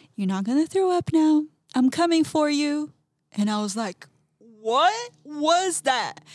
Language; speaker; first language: English; non-native, fluent; Portuguese